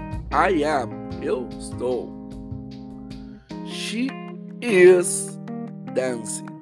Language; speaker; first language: English; non-native, fluent; Portuguese